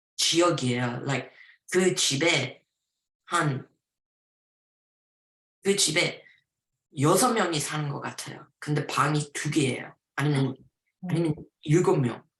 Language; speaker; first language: Korean; early bilingual, heritage; Korean